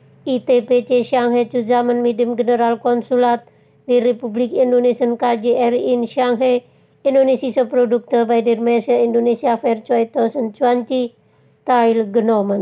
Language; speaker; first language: German; non-native, fluent; Indonesian